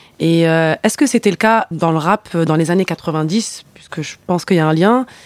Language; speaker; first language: French; native; French